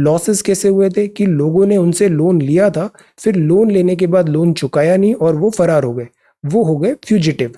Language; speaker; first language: Hindi; native; Hindi